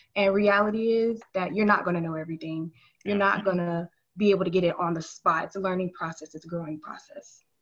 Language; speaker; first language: English; native; English